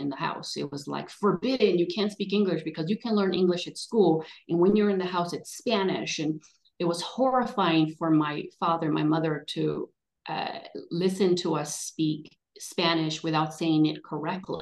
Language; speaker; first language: English; native; English